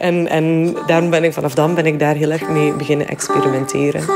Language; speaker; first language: Dutch; native; Dutch